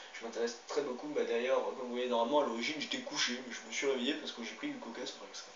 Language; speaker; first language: French; native; French